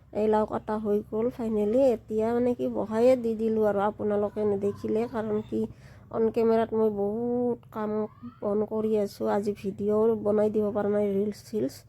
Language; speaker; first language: Assamese; native; Assamese